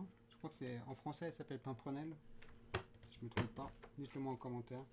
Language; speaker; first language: French; native; French